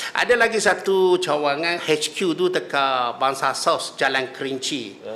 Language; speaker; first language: Malay; non-native, fluent; Chinese